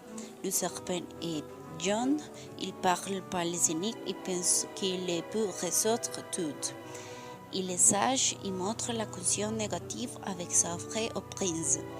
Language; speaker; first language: French; non-native, learner; Spanish